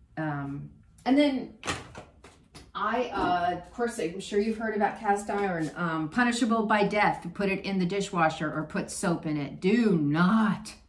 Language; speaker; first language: English; native; English